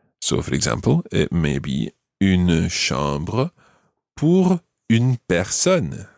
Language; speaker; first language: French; non-native, fluent; English